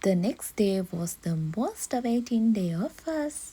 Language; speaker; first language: English; non-native, local second language; Sinhala